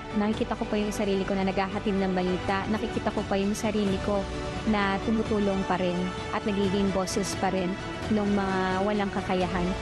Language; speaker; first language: Filipino; non-native, local second language; Masbatenyo